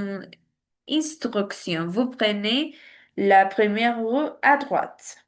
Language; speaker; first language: French; non-native, learner; Spanish